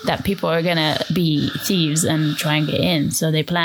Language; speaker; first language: English; native; English